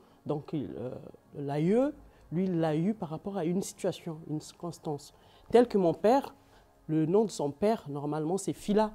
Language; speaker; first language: French; non-native, local second language; Lingala